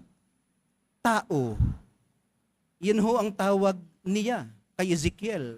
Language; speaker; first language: Filipino; native; Filipino